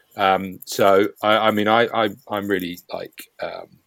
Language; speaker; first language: English; native; English